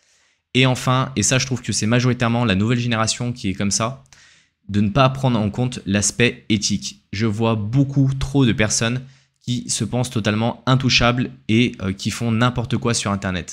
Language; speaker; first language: French; native; French